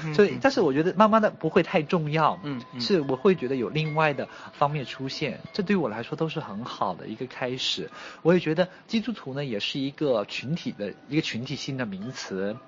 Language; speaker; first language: Chinese; native; Chinese